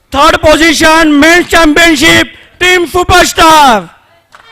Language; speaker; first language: Hindi; non-native, local second language; Marathi